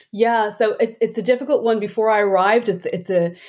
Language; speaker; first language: English; native; English